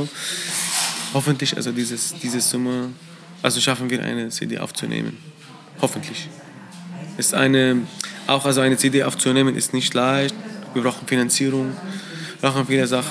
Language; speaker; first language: German; non-native, learner; Arabic